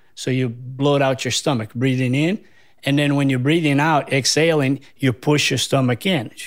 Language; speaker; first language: English; non-native, fluent; Portuguese